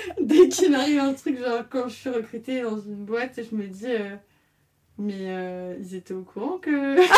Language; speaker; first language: French; native; French